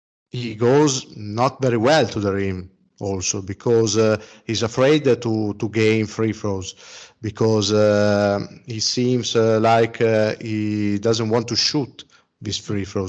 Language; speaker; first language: English; non-native, learner; Italian